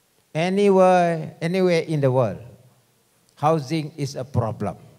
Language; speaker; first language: English; non-native, local second language; Malay